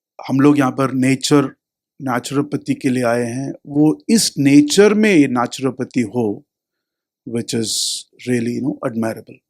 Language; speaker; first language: Hindi; non-native, local second language; Tamil